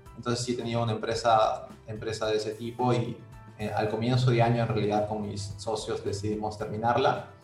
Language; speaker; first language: Spanish; native; Spanish